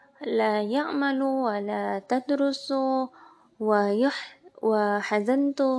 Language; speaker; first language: Arabic; non-native, learner; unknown